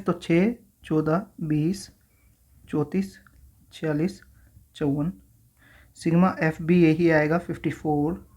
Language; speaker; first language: Hindi; native; Hindi